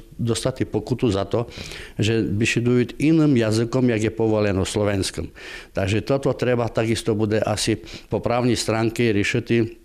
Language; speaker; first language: Slovak; non-native, local second language; Rusyn